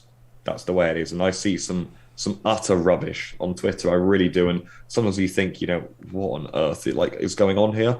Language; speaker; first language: English; native; English